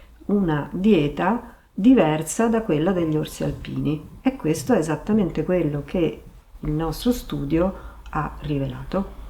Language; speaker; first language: Italian; native; Italian